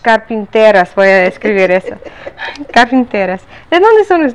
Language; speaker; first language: Spanish; non-native, learner; English